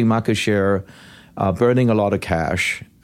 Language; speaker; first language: English; non-native, local second language; Cantonese